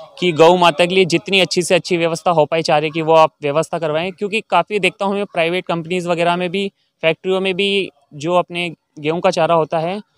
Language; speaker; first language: Hindi; native; Hindi